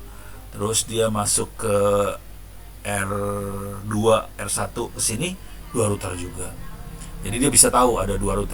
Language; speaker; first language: Indonesian; native; Indonesian